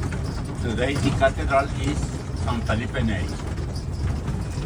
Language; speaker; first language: English; non-native, learner; Spanish